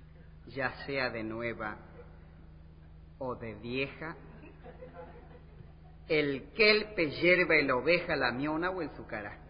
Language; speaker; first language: Spanish; native; Spanish